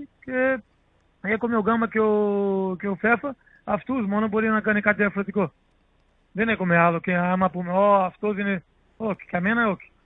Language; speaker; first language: Greek; non-native, learner; Portuguese